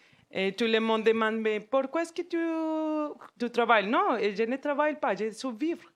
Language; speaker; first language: French; non-native, fluent; Spanish